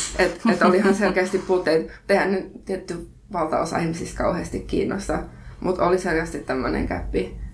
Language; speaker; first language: Finnish; early bilingual, heritage; Finnish